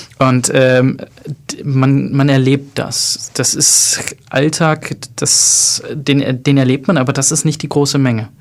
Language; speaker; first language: German; native; German